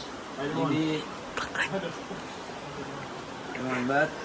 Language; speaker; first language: English; non-native, learner; Indonesian